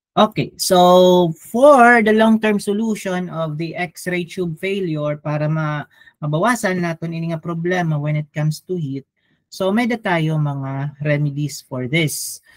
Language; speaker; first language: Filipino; non-native, local second language; Waray